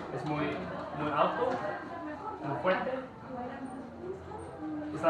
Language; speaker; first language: Spanish; non-native, learner; English